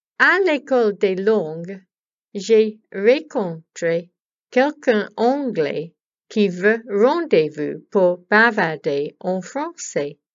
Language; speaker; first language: French; non-native, learner; English